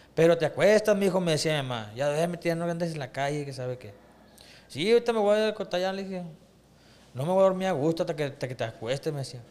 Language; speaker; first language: Spanish; native; Spanish